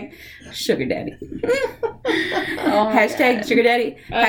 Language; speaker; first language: English; early bilingual, other home language; Spanish